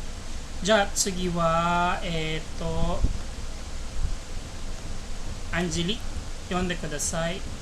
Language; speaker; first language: Japanese; non-native, fluent; Filipino